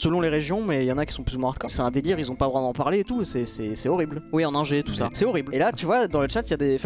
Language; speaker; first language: French; native; French